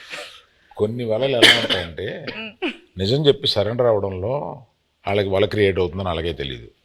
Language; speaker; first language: Telugu; native; Telugu